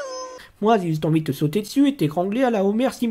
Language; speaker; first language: French; native; French